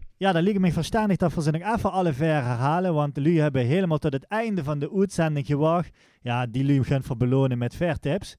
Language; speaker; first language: Dutch; non-native, local second language; Limburgish